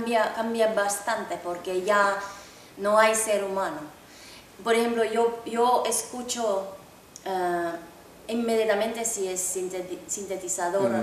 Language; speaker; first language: Spanish; non-native, fluent; Finnish